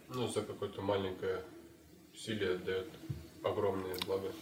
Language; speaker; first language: Russian; native; Russian